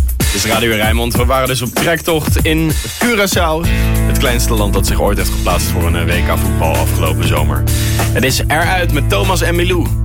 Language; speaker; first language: Dutch; native; Dutch